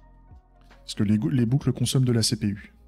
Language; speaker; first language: French; native; French